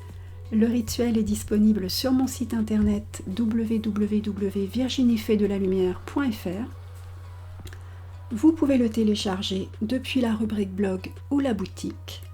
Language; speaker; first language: French; native; French